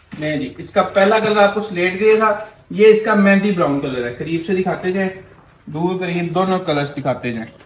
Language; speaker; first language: Urdu; non-native, local second language; Punjabi